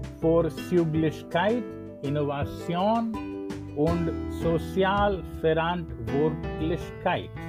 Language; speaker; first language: German; non-native, learner; English